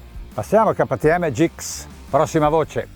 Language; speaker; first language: Italian; native; Italian